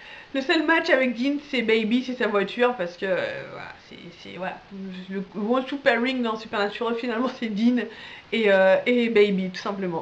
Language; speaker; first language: French; native; French